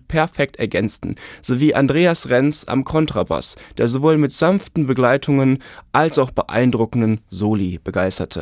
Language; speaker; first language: German; native; German